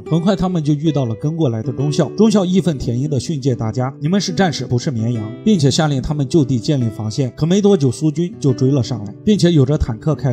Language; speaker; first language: Chinese; native; Chinese